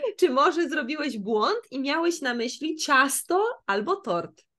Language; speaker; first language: Polish; native; Polish